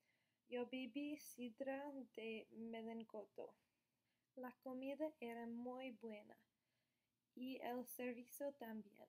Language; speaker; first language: Spanish; non-native, learner; English